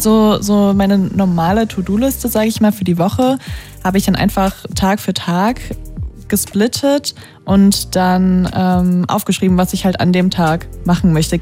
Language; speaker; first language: German; native; German